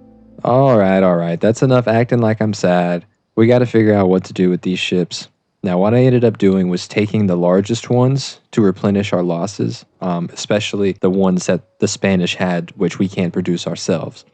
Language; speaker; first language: English; native; English